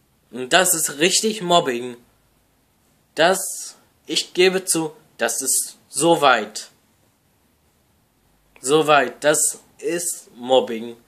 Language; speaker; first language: German; non-native, learner; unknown